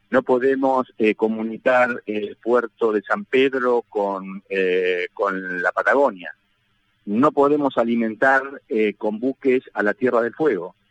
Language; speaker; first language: Spanish; native; Spanish